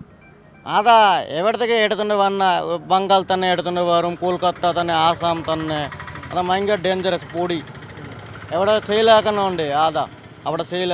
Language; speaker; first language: Malayalam; non-native, learner; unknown